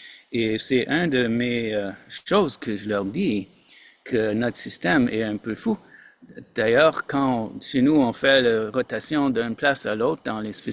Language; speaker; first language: French; non-native, fluent; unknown